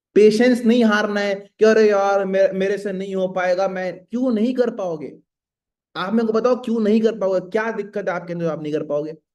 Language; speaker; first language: Hindi; native; Hindi